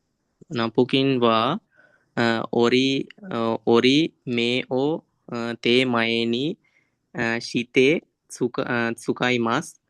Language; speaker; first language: Japanese; non-native, learner; Sinhala